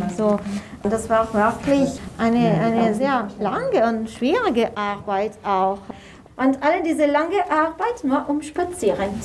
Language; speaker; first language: German; non-native, fluent; Italian